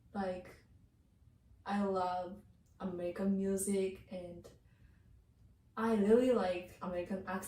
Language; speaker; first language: English; non-native, learner; Japanese